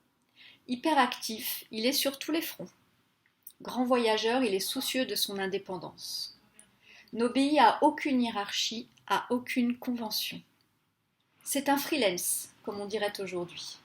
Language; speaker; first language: French; native; French